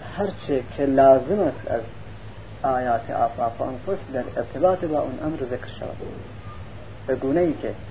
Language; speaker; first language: Persian; non-native, local second language; Central Kurdish